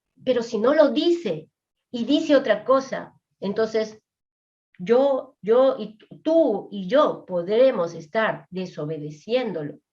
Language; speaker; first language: Spanish; native; Spanish